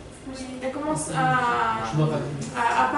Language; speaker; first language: French; non-native, learner; Arabic